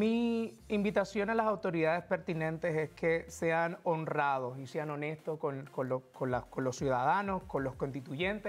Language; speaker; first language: Spanish; native; Spanish